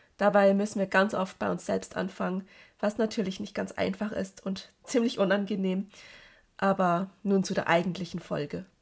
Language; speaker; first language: German; early bilingual, other home language; Cantonese